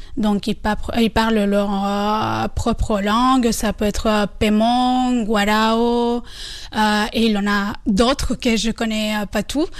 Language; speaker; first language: French; non-native, fluent; Spanish